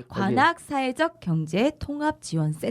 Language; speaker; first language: Korean; native; Korean